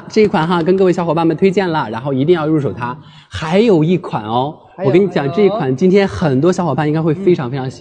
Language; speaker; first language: Chinese; native; Chinese